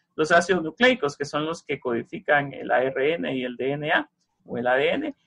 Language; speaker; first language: Spanish; native; Spanish